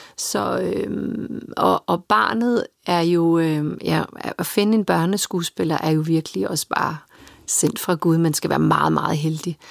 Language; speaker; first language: Danish; early bilingual, other home language; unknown